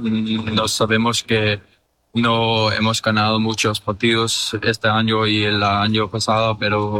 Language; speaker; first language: Spanish; non-native, fluent; English